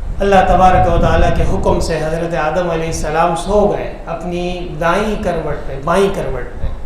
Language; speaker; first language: Urdu; non-native, local second language; Pashto